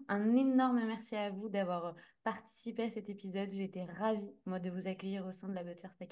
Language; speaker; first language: French; native; French